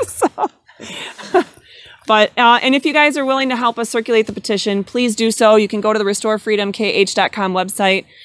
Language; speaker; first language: English; native; English